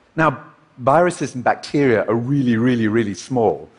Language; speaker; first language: English; native; English